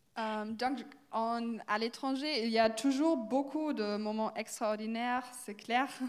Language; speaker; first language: French; non-native, fluent; German